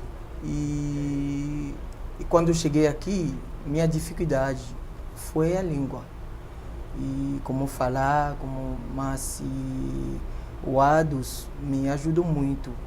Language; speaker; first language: Portuguese; non-native, fluent; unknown